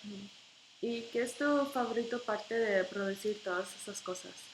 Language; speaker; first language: Spanish; non-native, learner; English